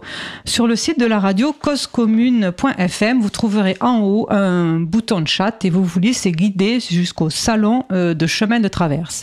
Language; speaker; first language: French; native; French